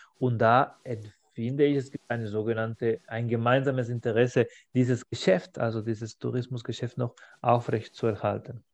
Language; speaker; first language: German; non-native, fluent; Spanish